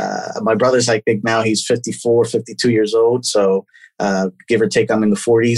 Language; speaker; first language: English; native; English